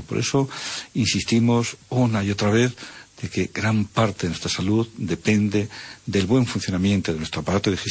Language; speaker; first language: Spanish; native; Spanish